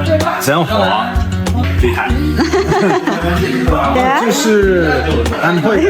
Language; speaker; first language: Chinese; non-native, learner; Danish